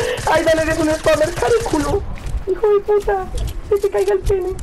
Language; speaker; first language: Spanish; native; Spanish